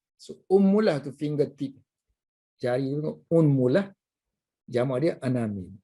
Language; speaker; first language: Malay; native; Malay